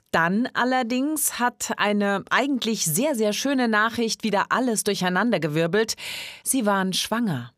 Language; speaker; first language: German; native; German